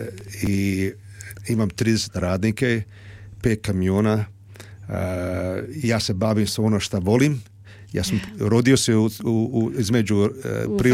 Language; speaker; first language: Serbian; early bilingual, heritage; Serbian